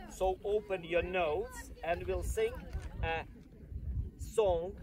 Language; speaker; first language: English; non-native, fluent; Ukrainian